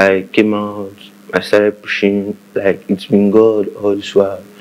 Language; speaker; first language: English; non-native, local second language; Igbo